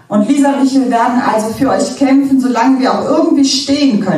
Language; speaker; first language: German; native; German